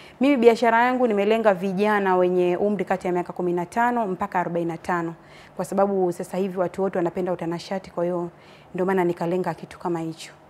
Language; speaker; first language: Swahili; native; Swahili